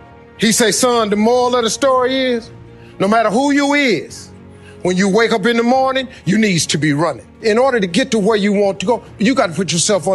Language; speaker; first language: English; native; English